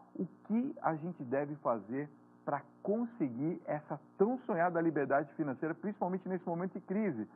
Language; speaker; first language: Portuguese; native; Portuguese